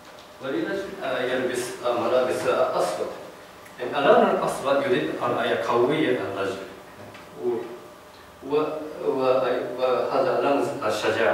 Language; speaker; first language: Arabic; non-native, learner; Japanese